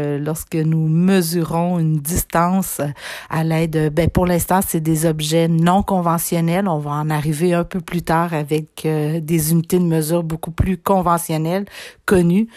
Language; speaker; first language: French; native; French